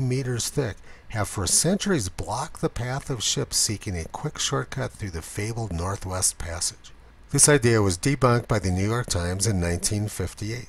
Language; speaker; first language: English; native; English